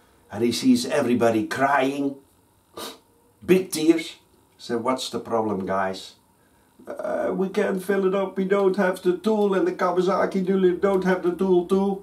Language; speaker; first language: English; non-native, fluent; Dutch